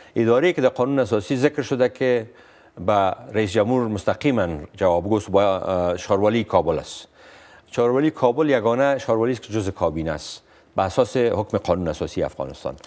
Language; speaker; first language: Persian; non-native, local second language; Pashto